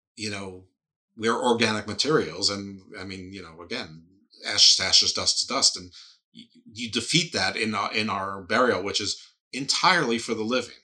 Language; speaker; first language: English; native; English